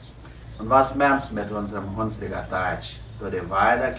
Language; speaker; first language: German; early bilingual, heritage; German